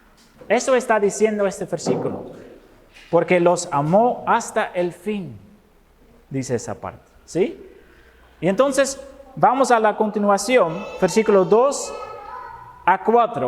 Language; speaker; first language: Spanish; non-native, fluent; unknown